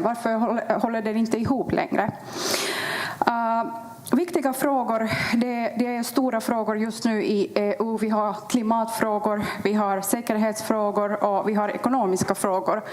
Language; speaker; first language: Swedish; non-native, fluent; Kurdish